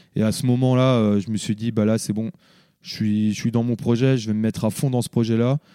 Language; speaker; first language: French; native; French